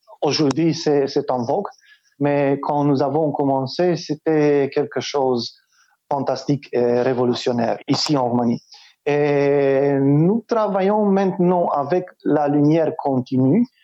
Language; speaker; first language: French; non-native, learner; Romanian